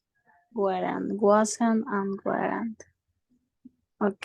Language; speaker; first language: English; non-native, learner; Spanish